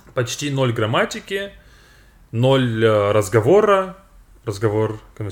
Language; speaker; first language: Russian; non-native, fluent; English